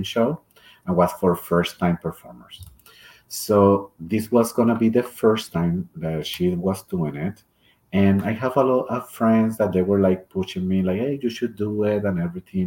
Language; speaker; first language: English; non-native, fluent; Spanish